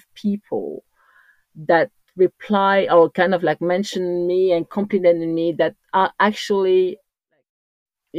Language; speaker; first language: English; non-native, fluent; French